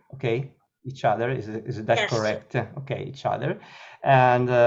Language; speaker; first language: English; non-native, learner; Italian